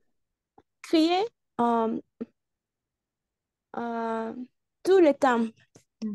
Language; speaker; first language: French; non-native, learner; Spanish